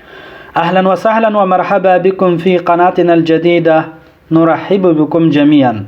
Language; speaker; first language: Arabic; non-native, fluent; Pashto